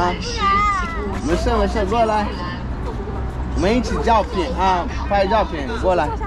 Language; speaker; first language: Chinese; non-native, learner; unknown